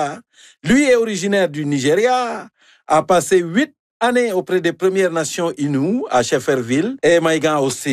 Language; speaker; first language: French; native; French